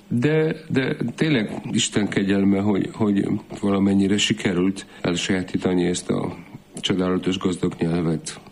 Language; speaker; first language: Hungarian; non-native, fluent; Polish